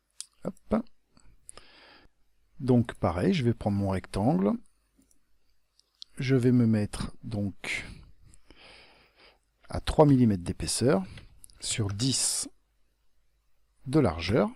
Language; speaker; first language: French; native; French